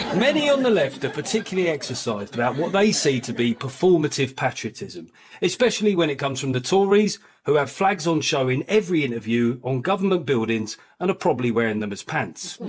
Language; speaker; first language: English; native; English